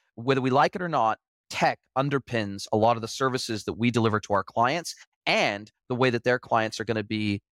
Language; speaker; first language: English; native; English